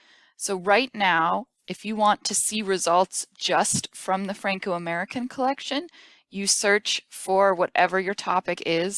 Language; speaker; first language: English; native; English